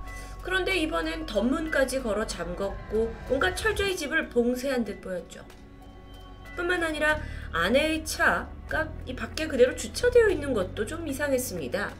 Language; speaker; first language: Korean; native; Korean